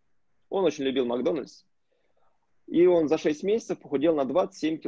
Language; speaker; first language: Russian; native; Russian